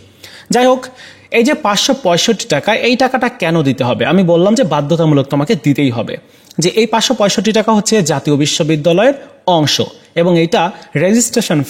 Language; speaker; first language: Bangla; native; Bangla